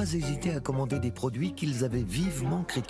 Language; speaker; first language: French; native; French